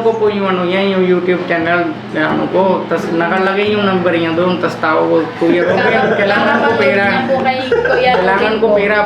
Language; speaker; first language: Filipino; non-native, learner; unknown